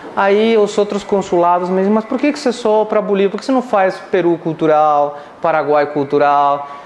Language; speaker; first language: Portuguese; non-native, fluent; Spanish